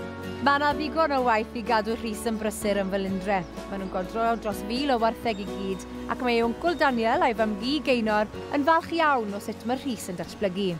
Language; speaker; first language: Welsh; native; Welsh